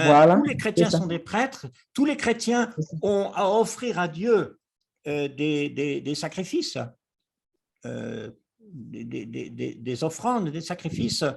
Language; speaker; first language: French; native; French